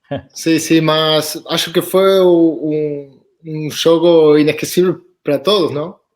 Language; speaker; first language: Portuguese; non-native, fluent; Spanish